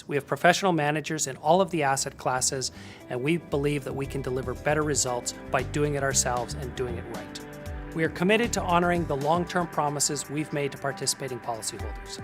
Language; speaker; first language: English; native; English